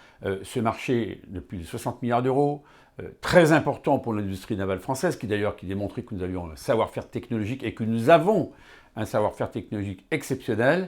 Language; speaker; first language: French; native; French